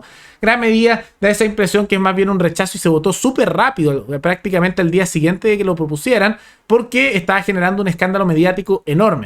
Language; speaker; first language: Spanish; native; Spanish